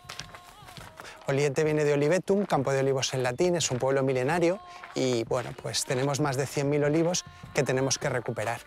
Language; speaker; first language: Spanish; native; Spanish